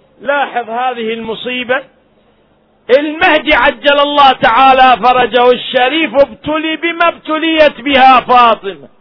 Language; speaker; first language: Arabic; native; Arabic